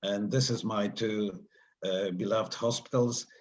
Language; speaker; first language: English; non-native, fluent; Polish